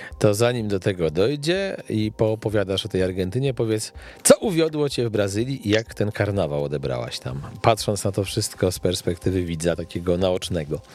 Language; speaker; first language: Polish; native; Polish